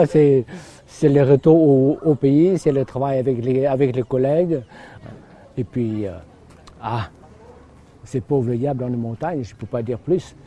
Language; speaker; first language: French; non-native, local second language; Lao